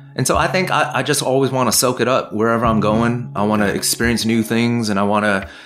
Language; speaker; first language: English; native; English